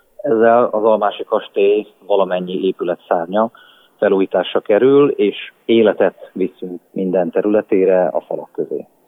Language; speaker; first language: Hungarian; native; Hungarian